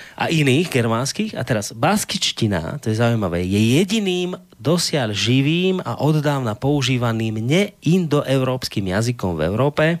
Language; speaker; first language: Slovak; native; Slovak